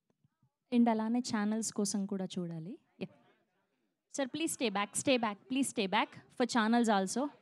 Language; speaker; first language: Telugu; native; Telugu